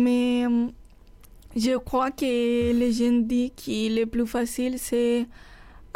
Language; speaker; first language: French; non-native, fluent; Spanish